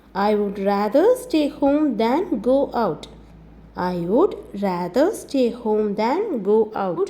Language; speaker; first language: English; non-native, local second language; Malayalam